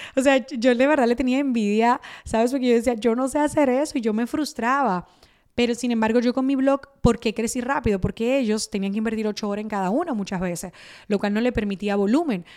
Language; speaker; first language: Spanish; early bilingual, other home language; Italian